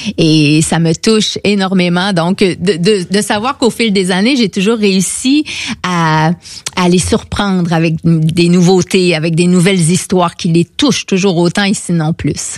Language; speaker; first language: French; native; French